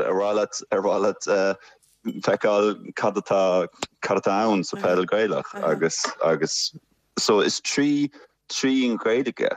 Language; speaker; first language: Irish; non-native, fluent; German